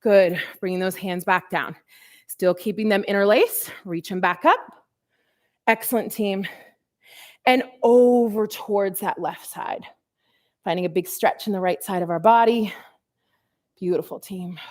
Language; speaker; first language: English; native; English